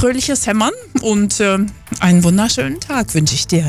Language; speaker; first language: German; native; German